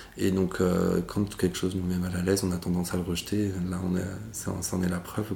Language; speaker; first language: French; native; French